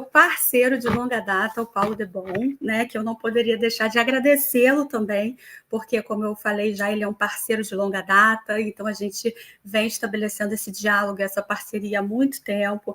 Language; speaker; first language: Portuguese; native; Portuguese